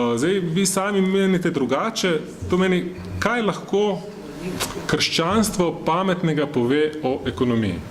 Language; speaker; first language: Slovenian; native; Slovenian